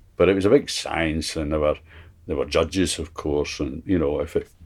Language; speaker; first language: English; native; English